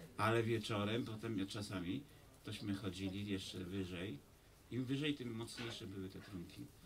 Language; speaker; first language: Polish; native; Polish